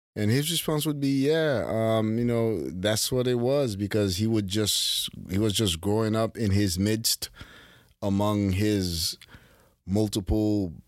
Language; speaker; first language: English; early bilingual, other home language; Haitian Creole